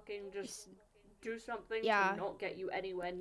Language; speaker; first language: English; native; English